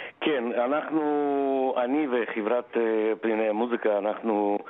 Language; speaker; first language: Hebrew; non-native, fluent; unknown